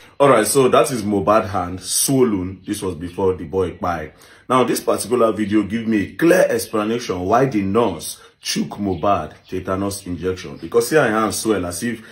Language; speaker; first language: Nigerian Pidgin; native; Nigerian Pidgin